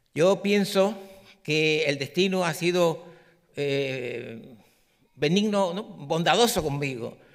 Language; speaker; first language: Spanish; native; Spanish